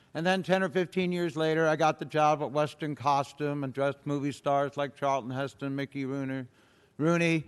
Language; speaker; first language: English; native; English